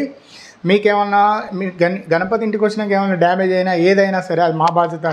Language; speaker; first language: Telugu; native; Telugu